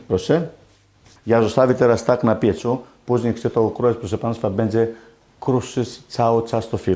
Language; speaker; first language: Polish; non-native, fluent; Greek